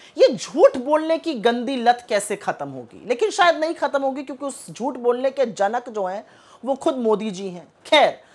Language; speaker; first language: Hindi; native; Hindi